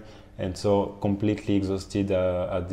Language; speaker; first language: English; non-native, fluent; French